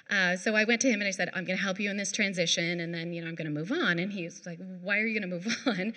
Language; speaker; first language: English; native; English